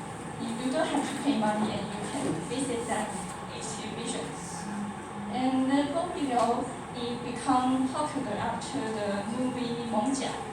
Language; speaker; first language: English; non-native, learner; Chinese